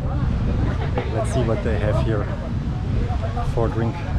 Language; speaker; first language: English; non-native, fluent; German